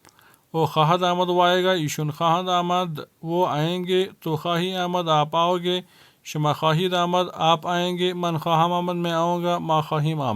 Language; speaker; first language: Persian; non-native, fluent; Urdu